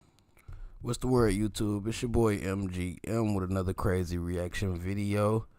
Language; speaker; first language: English; native; English